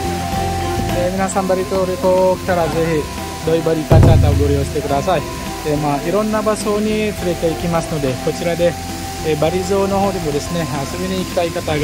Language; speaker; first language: Japanese; non-native, fluent; Balinese